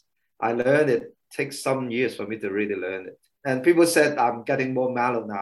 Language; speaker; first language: English; non-native, local second language; Cantonese